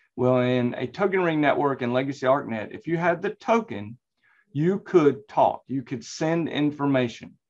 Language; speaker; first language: English; native; English